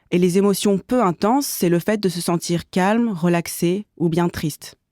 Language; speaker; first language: French; native; French